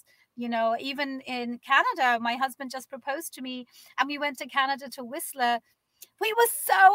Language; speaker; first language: English; native; English